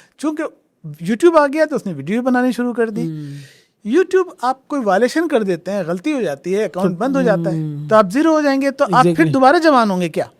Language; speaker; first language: Urdu; native; Urdu